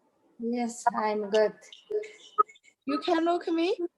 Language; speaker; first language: English; non-native, learner; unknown